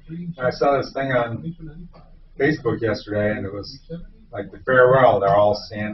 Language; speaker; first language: English; native; English